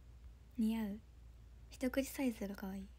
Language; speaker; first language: Japanese; native; Japanese